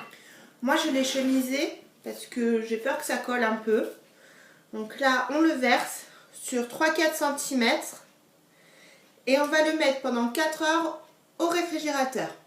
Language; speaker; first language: French; native; French